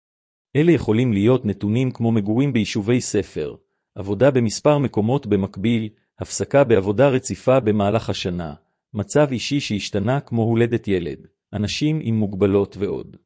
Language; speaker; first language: Hebrew; native; Hebrew